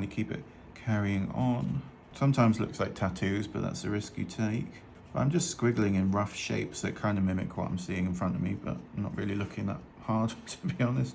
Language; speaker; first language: English; native; English